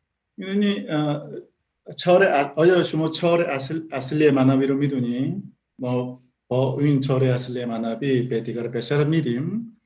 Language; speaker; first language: Persian; non-native, learner; Korean